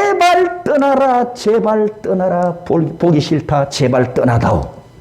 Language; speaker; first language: Korean; native; Korean